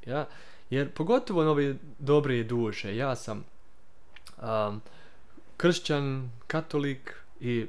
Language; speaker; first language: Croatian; early bilingual, heritage; Croatian